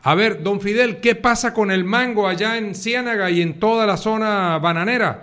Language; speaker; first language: Spanish; native; Spanish